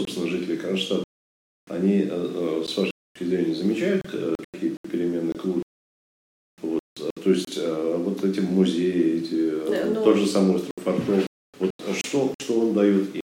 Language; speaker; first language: Russian; native; Russian